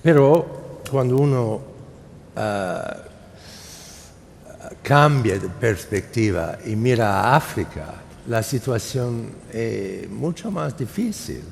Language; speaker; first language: Spanish; non-native, fluent; English